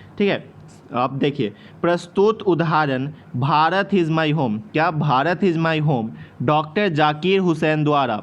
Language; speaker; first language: Hindi; native; Hindi